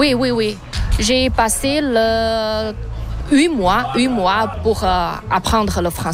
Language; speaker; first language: French; non-native, learner; Chinese